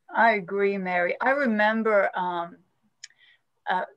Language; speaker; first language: English; native; English